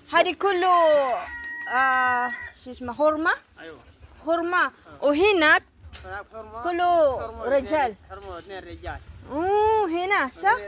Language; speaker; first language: Arabic; non-native, learner; Filipino